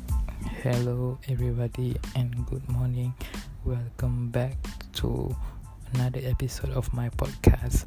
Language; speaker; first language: English; non-native, learner; Malay